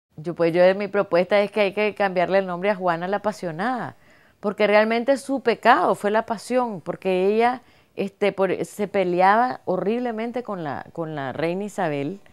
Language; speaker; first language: Spanish; native; Spanish